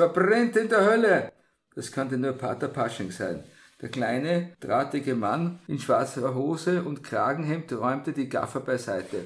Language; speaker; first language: German; native; German